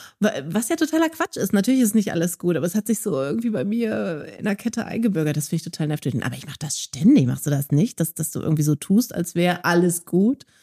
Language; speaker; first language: German; native; German